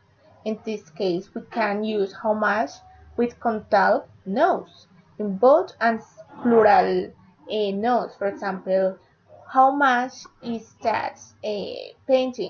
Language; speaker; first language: English; non-native, learner; Spanish